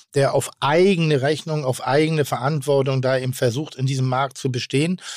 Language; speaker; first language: German; native; German